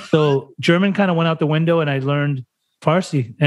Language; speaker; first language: English; early bilingual, other home language; German